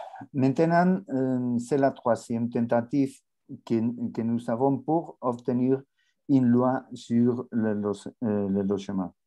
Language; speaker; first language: French; non-native, learner; Spanish